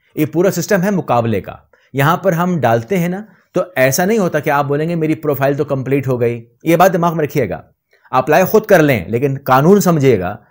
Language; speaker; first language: Urdu; native; Urdu